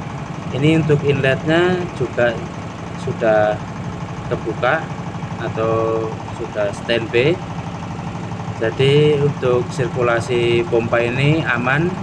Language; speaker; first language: Indonesian; non-native, local second language; Javanese